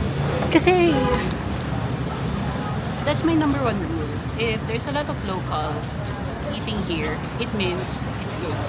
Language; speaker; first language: English; non-native, local second language; Filipino